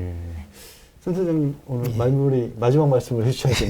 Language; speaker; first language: Korean; native; Korean